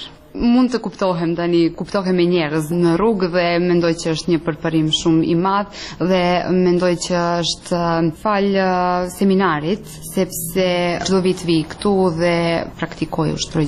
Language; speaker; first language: Albanian; non-native, fluent; Serbian